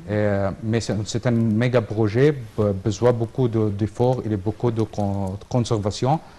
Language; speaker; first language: French; non-native, learner; Arabic